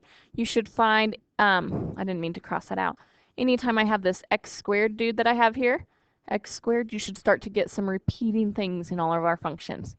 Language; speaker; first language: English; native; English